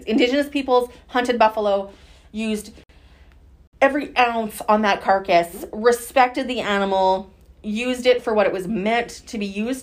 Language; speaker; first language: English; native; English